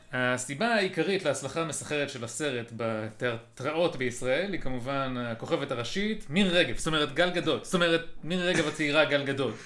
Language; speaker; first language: Hebrew; native; Hebrew